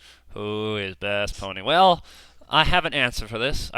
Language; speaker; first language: English; native; English